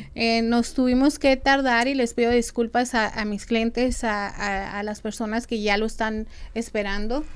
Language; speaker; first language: Spanish; native; Spanish